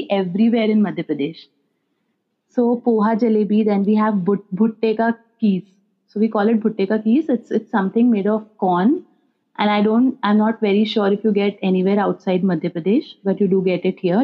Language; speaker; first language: English; non-native, local second language; Hindi